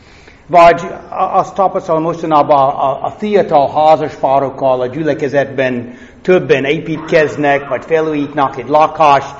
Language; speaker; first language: Hungarian; non-native, fluent; English